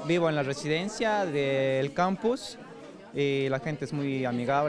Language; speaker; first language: Portuguese; non-native, learner; Spanish